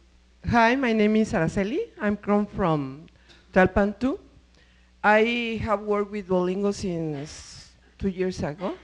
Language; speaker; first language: English; non-native, learner; Spanish